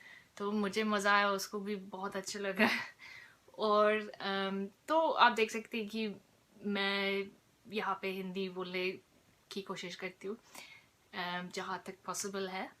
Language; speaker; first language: Hindi; non-native, fluent; English